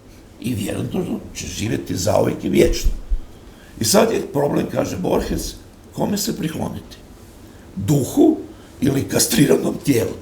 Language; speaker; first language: Croatian; native; Croatian